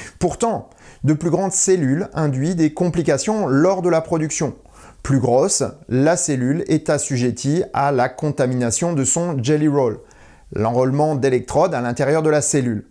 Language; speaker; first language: French; native; French